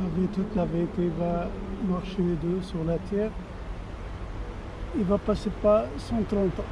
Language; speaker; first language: French; non-native, learner; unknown